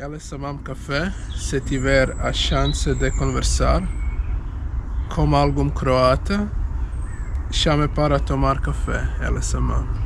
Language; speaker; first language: Portuguese; non-native, learner; Croatian